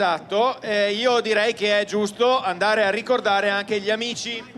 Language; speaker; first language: Italian; native; Italian